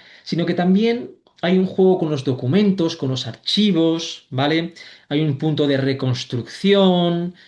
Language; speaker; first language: Spanish; native; Spanish